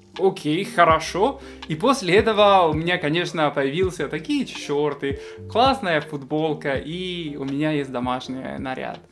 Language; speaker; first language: Russian; non-native, fluent; Spanish